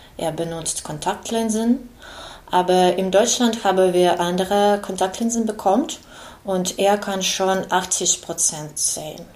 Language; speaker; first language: German; non-native, learner; Ukrainian